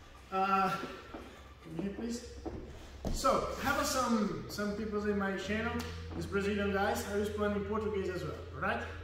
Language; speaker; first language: English; non-native, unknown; Portuguese